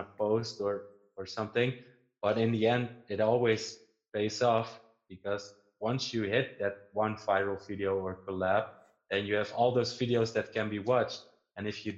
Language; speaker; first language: English; non-native, fluent; Dutch